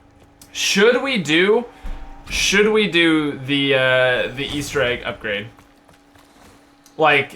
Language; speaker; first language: English; native; English